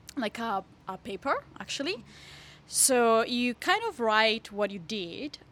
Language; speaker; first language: English; non-native, fluent; Italian